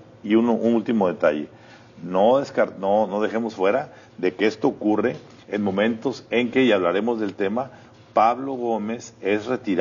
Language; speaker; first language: Spanish; native; Spanish